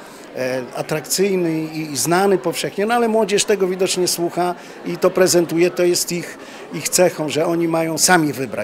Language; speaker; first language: Polish; native; Polish